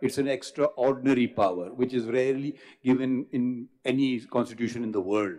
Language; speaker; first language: English; non-native, local second language; Urdu